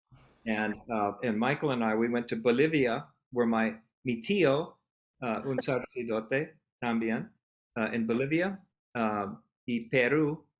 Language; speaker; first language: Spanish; non-native, learner; English